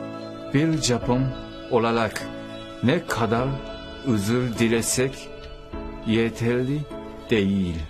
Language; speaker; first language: Turkish; non-native, learner; Japanese